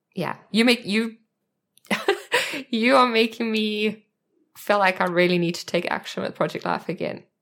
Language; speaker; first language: English; native; English